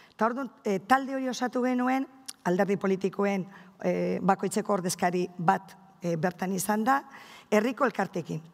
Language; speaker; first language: Basque; native; Basque